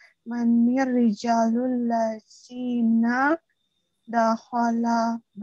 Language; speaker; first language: Arabic; non-native, learner; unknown